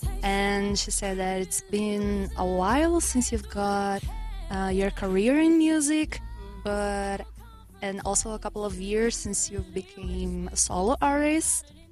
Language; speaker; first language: English; non-native, fluent; Portuguese